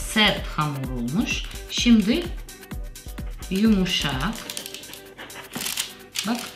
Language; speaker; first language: Turkish; non-native, learner; Russian